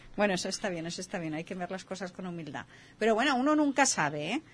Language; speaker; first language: Spanish; native; Spanish